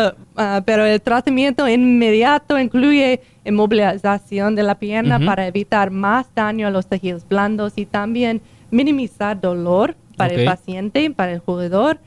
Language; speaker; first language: Spanish; non-native, learner; English